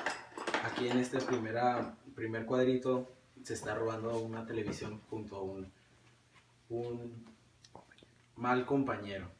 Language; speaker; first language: Spanish; early bilingual, heritage; Spanish